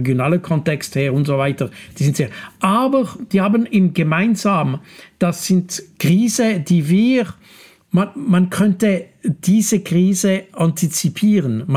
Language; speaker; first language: German; non-native, local second language; French